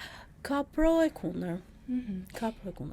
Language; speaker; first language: Albanian; early bilingual, heritage; Albanian